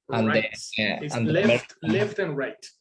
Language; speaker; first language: English; non-native, fluent; Spanish